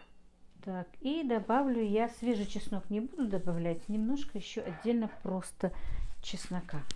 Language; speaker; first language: Russian; non-native, local second language; Chechen